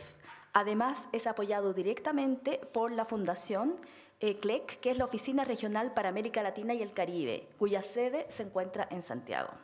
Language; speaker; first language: Spanish; native; Spanish